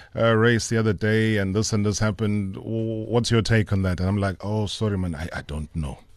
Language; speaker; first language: English; non-native, local second language; Zulu